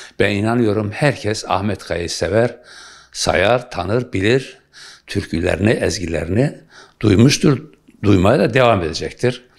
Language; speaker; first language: Turkish; native; Turkish